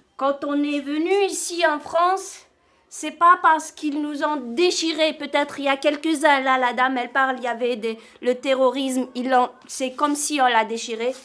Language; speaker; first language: French; non-native, local second language; Kabyle